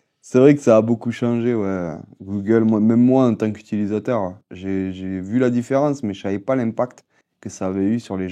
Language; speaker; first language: French; native; French